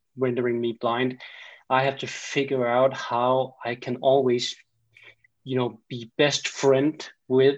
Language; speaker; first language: English; non-native, fluent; Danish